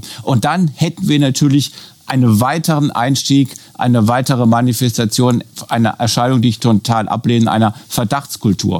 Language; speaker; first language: German; native; German